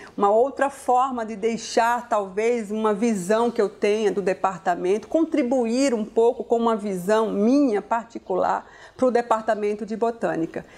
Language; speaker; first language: Portuguese; native; Portuguese